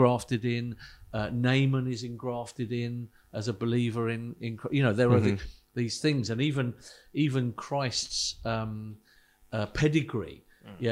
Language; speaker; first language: English; native; English